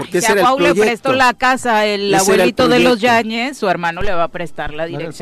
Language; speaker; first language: Spanish; native; Spanish